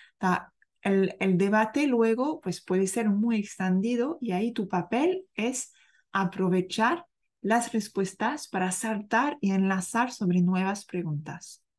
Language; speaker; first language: Spanish; non-native, fluent; French